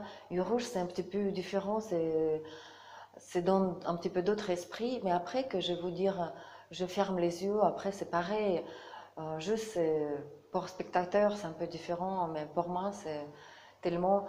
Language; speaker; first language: French; non-native, learner; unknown